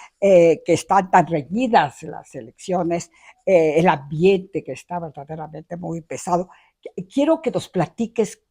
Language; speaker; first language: Spanish; native; Spanish